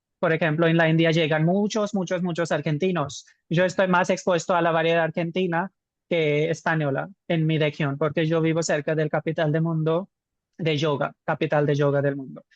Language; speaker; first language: Spanish; non-native, fluent; Hindi